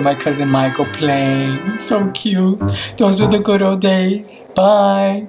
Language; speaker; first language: English; early bilingual, other home language; Spanish